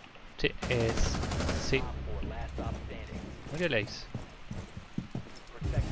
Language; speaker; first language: Spanish; native; Spanish